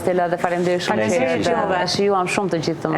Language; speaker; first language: Albanian; native; Albanian